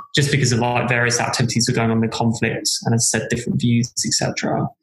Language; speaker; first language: English; native; English